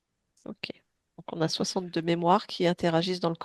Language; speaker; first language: French; native; French